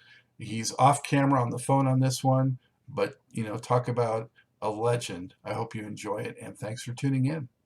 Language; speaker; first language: English; native; English